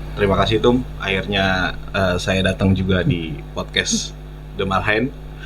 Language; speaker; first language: Indonesian; native; Indonesian